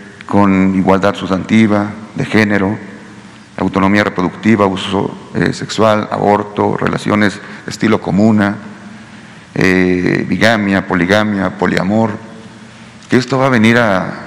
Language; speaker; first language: Spanish; native; Spanish